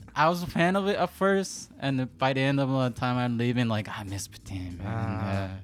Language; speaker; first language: English; non-native, fluent; Japanese